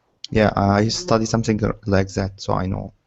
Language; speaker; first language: English; non-native, learner; Arabic